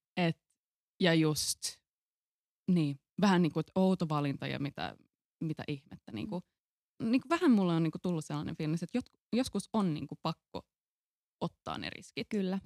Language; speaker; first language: Finnish; non-native, local second language; Swedish